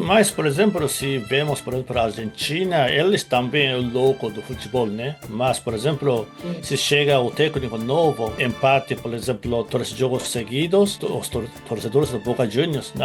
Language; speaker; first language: Portuguese; non-native, fluent; Japanese